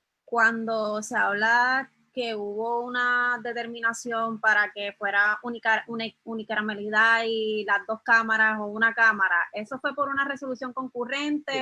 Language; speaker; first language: Spanish; native; Spanish